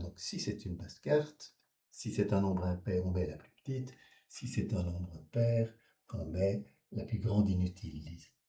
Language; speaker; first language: French; native; French